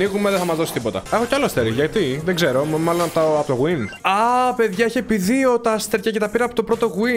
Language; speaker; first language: Greek; native; Greek